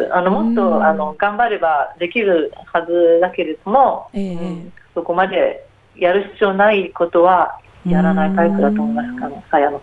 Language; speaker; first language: Japanese; native; Japanese